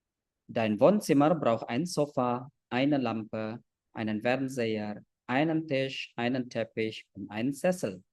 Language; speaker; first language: German; non-native, fluent; Indonesian